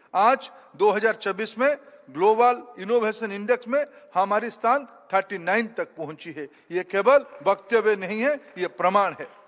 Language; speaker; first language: Hindi; non-native, local second language; Odia